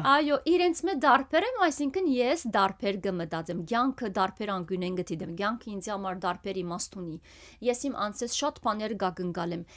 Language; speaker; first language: Armenian; early bilingual, heritage; Armenian